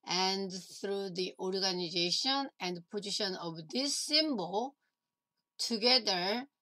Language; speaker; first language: English; non-native, learner; Korean